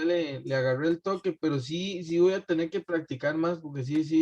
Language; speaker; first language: Spanish; native; Spanish